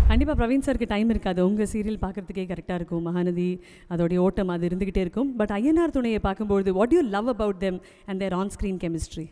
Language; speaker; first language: Tamil; native; Tamil